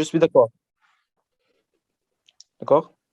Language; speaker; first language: French; non-native, learner; Ukrainian